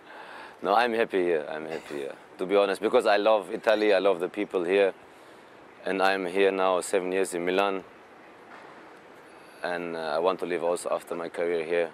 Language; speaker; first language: English; non-native, fluent; German